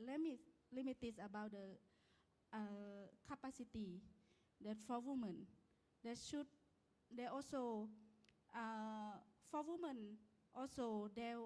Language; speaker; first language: English; non-native, learner; Lao